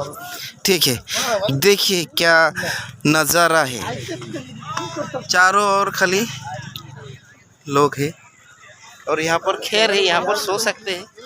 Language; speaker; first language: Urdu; non-native, local second language; Assamese